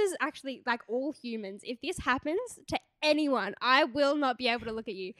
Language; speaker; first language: English; native; English